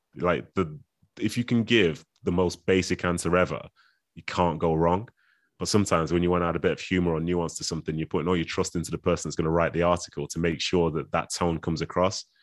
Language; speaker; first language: English; native; English